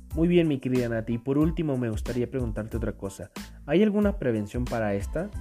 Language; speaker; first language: Spanish; native; Spanish